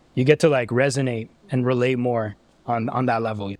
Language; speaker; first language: English; native; English